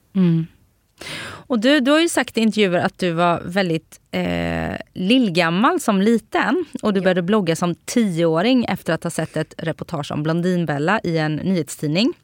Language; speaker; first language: Swedish; native; Swedish